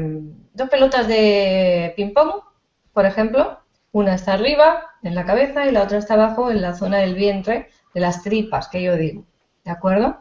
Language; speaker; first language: Spanish; native; Spanish